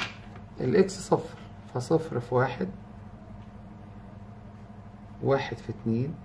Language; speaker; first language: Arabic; native; Arabic